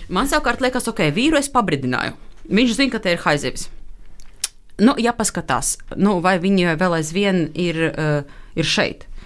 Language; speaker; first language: Latvian; non-native, local second language; Russian